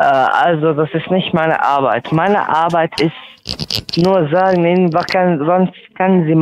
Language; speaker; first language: German; non-native, learner; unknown